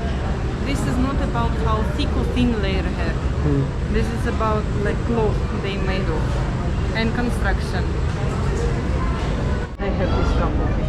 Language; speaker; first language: English; non-native, learner; Russian